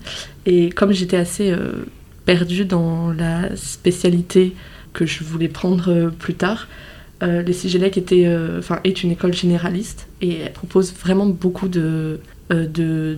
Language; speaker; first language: French; native; French